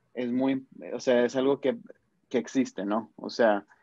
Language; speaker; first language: Spanish; early bilingual, heritage; Spanish